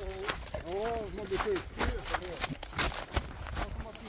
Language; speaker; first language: Swedish; native; Swedish